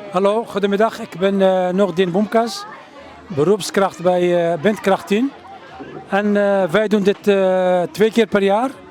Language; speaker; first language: Dutch; early bilingual, other home language; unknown